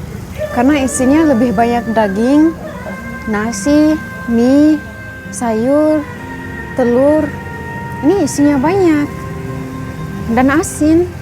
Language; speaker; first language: Indonesian; non-native, fluent; Arabic